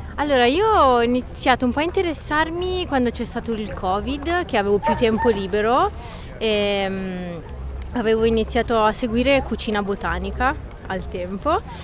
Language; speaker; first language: Italian; native; Italian